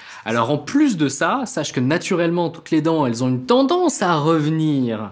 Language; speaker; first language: French; native; French